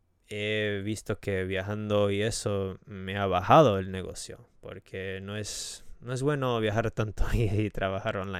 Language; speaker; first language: Spanish; non-native, fluent; English